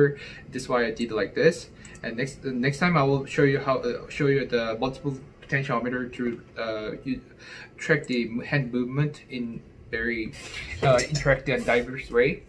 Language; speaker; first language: English; non-native, fluent; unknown